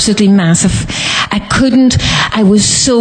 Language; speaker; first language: English; native; English